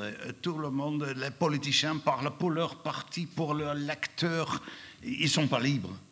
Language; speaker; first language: French; non-native, fluent; Dutch